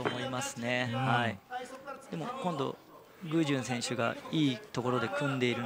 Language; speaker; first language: Japanese; native; Japanese